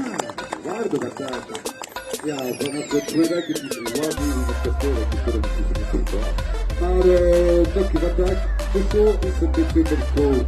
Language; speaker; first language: Dutch; non-native, local second language; French